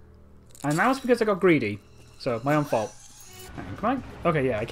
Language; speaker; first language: English; native; English